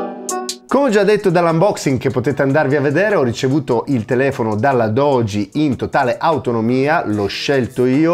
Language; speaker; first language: Italian; native; Italian